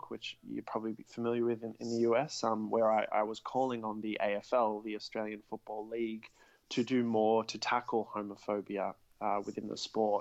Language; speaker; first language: English; native; English